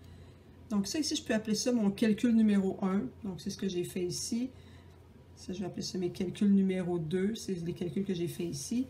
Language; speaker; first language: French; native; French